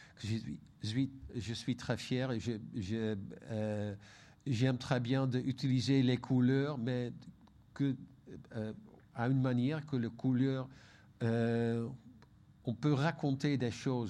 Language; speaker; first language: French; non-native, fluent; Dutch